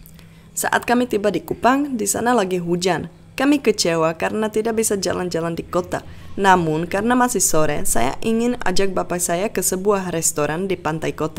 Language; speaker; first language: Indonesian; non-native, fluent; Czech